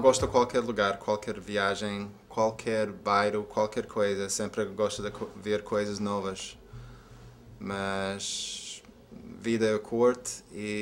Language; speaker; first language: Portuguese; non-native, fluent; English